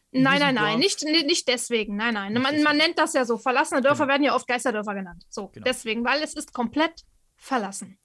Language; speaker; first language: German; native; German